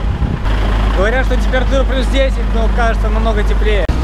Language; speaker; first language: Russian; native; Russian